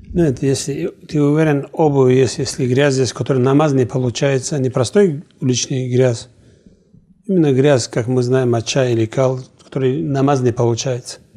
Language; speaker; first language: Russian; non-native, fluent; Kumyk